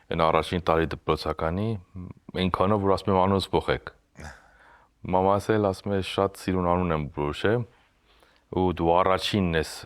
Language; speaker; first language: Armenian; early bilingual, heritage; Armenian